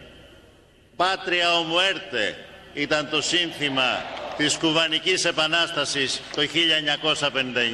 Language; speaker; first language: Greek; native; Greek